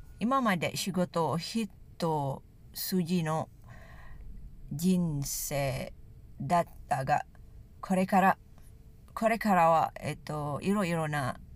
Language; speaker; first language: Japanese; non-native, learner; Malay